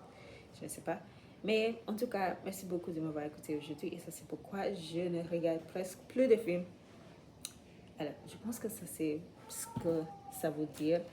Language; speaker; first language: French; non-native, learner; English